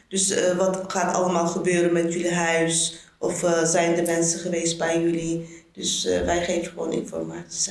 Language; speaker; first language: Dutch; non-native, learner; Turkish